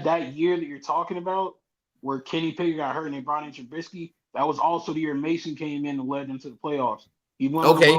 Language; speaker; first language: English; native; English